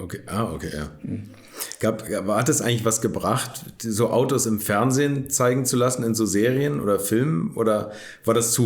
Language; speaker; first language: German; native; German